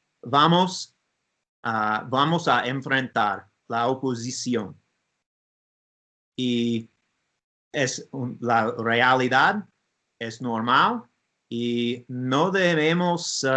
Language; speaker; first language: Spanish; non-native, learner; English